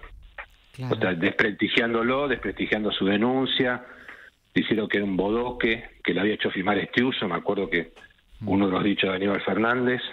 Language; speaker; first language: Spanish; native; Spanish